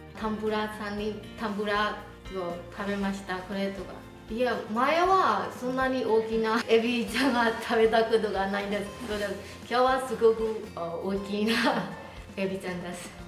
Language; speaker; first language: Japanese; non-native, learner; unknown